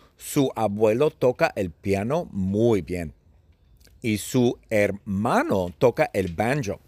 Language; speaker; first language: Spanish; non-native, fluent; English